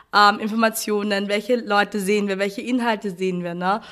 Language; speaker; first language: German; native; German